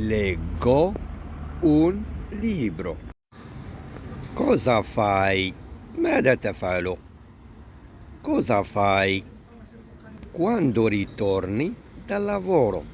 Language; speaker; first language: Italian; non-native, fluent; Arabic